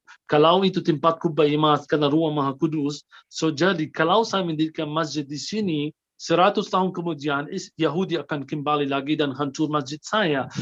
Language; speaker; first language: Indonesian; non-native, fluent; Arabic